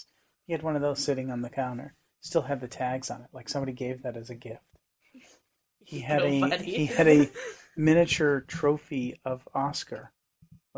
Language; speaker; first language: English; native; English